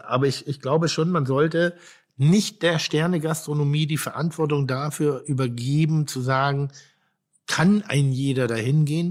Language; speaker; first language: German; native; German